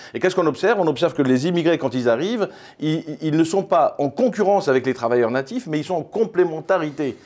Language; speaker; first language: French; early bilingual, other home language; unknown